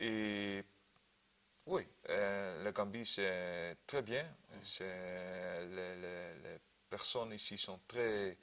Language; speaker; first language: French; non-native, learner; Dutch